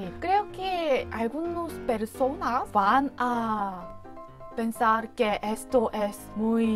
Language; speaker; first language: Spanish; non-native, learner; Korean